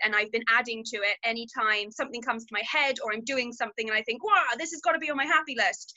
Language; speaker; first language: English; native; English